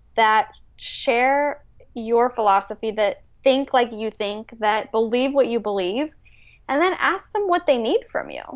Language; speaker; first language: English; early bilingual, other home language; Spanish